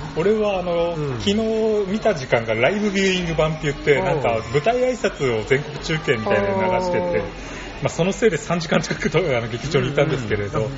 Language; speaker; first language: Japanese; native; Japanese